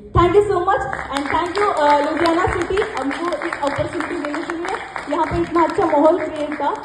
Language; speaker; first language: Hindi; non-native, local second language; Kannada